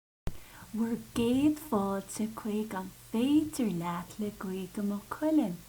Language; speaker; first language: Irish; non-native, local second language; English